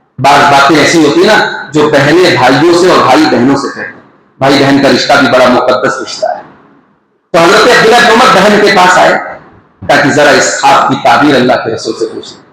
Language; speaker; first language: Urdu; native; Urdu